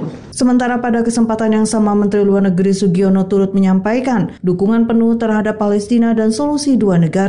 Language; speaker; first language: Indonesian; native; Indonesian